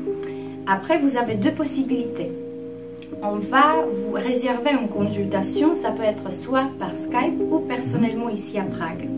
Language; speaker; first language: French; non-native, fluent; Czech